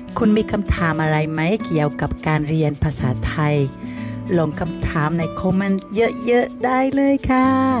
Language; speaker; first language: Thai; non-native, fluent; Dutch